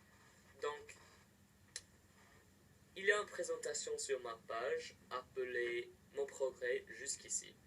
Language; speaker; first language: French; non-native, fluent; English